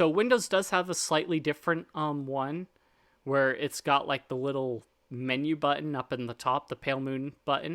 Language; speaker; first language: English; native; English